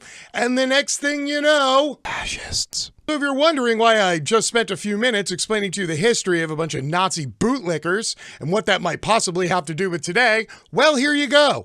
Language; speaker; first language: English; native; English